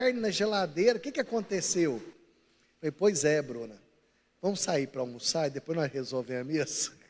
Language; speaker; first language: Portuguese; native; Portuguese